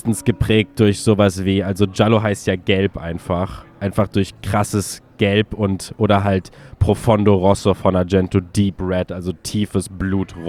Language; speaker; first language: German; native; German